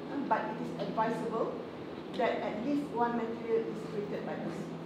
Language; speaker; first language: English; non-native, local second language; Malay